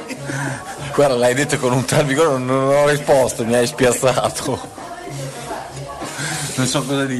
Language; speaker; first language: Italian; native; Italian